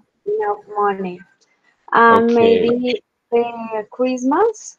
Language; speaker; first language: English; non-native, learner; Spanish